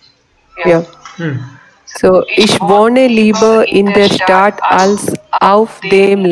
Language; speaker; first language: German; non-native, learner; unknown